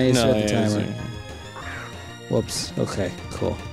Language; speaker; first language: English; native; English